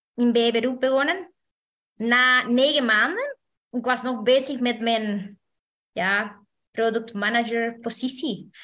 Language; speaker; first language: Dutch; non-native, fluent; Spanish